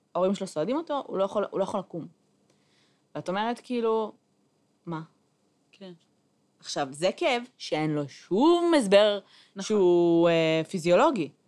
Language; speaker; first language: Hebrew; native; Hebrew